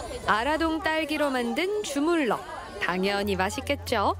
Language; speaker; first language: Korean; native; Korean